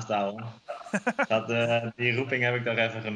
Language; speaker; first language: Dutch; native; Dutch